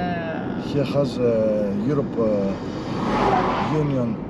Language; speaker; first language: English; non-native, learner; Greek